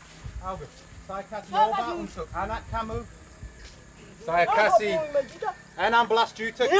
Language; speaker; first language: Indonesian; non-native, learner; English